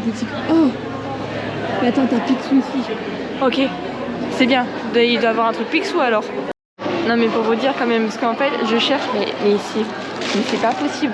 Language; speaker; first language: French; native; French